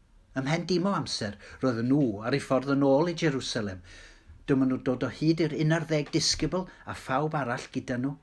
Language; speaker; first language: Welsh; native; Welsh